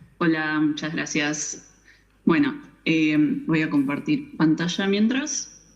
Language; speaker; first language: Spanish; native; Spanish